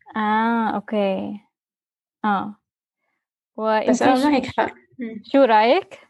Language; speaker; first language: Arabic; non-native, learner; English